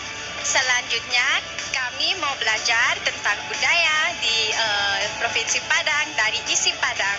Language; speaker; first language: Indonesian; non-native, learner; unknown